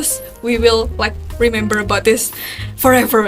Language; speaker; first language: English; non-native, learner; Indonesian